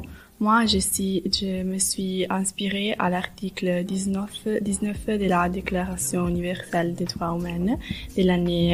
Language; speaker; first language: French; non-native, learner; Italian